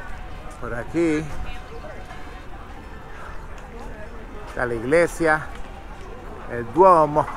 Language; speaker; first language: Spanish; native; Spanish